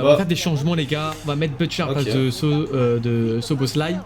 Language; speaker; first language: French; native; French